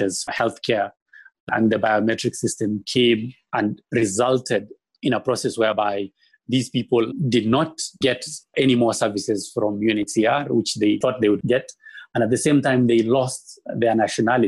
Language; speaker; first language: English; non-native, local second language; Somali